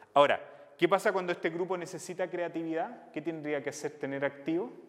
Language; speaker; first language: Spanish; native; Spanish